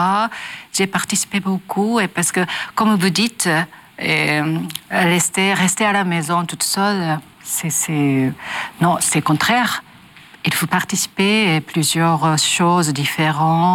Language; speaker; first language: French; non-native, learner; Japanese